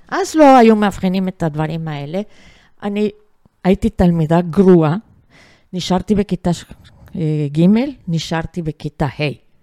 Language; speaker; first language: Hebrew; non-native, fluent; Spanish